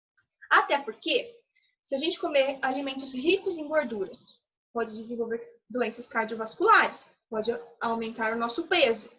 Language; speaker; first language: Portuguese; native; Portuguese